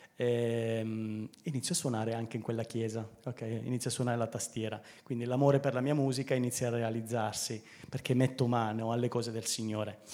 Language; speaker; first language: Italian; native; Italian